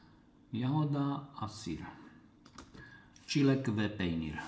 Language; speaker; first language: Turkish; non-native, learner; Slovak